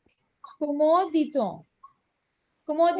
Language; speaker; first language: French; non-native, fluent; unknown